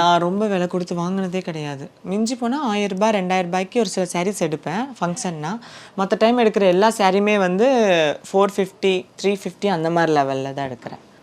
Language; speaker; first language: Tamil; native; Tamil